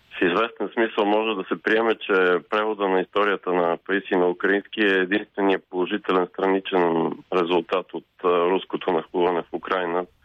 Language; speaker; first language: Bulgarian; native; Bulgarian